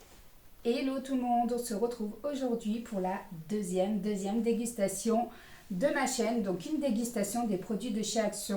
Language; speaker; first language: French; native; French